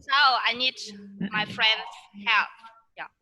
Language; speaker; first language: English; non-native, learner; Vietnamese